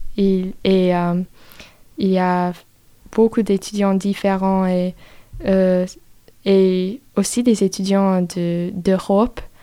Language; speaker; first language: French; non-native, learner; English